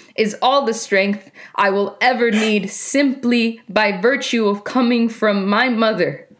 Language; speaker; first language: English; early bilingual, other home language; Spanish